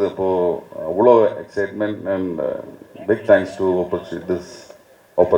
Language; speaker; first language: Tamil; non-native, learner; Malayalam